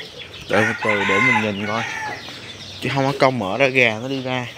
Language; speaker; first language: Vietnamese; native; Vietnamese